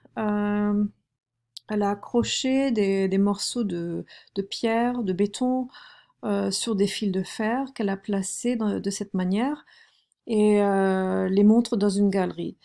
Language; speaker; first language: French; non-native, fluent; German